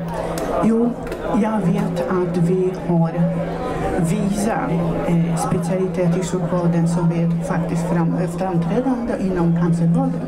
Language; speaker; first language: Swedish; non-native, fluent; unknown